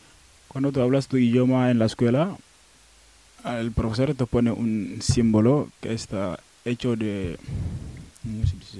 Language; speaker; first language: Spanish; non-native, learner; Wolof